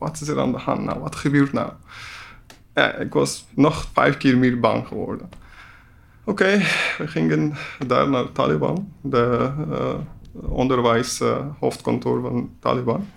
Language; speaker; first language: Dutch; non-native, learner; Persian